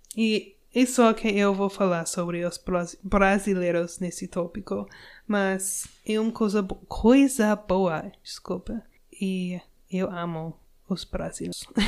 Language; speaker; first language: Portuguese; non-native, learner; English